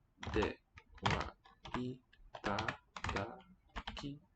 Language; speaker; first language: Japanese; non-native, learner; English